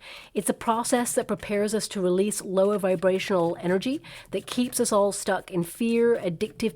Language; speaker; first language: English; native; English